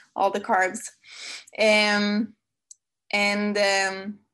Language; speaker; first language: English; non-native, fluent; Swedish